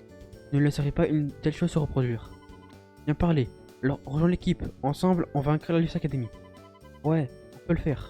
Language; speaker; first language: French; native; French